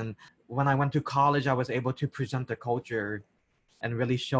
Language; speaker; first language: English; native; English